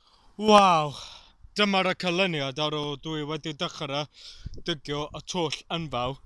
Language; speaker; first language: Welsh; non-native, learner; English